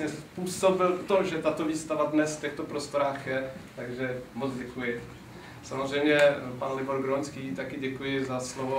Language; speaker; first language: Czech; native; Czech